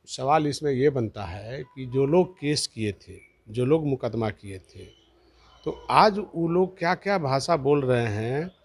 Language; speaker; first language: Hindi; native; Hindi